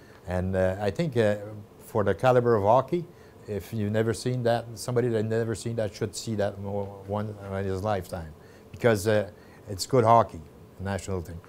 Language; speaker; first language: English; non-native, fluent; French